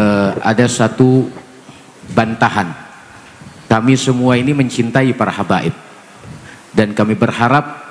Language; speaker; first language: Indonesian; native; Indonesian